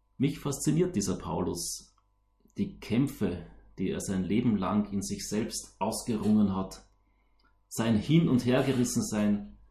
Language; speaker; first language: German; native; German